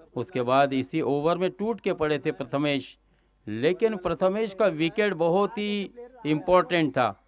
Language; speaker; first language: Hindi; non-native, local second language; Marathi